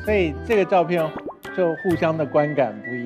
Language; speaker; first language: Chinese; native; Chinese